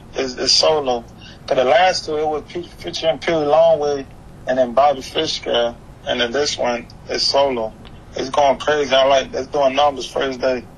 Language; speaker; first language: English; early bilingual, other home language; Haitian Creole